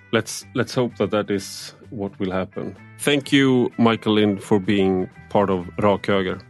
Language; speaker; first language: English; non-native, fluent; Swedish